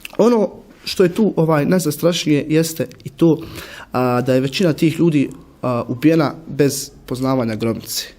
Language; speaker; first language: Bosnian; native; Bosnian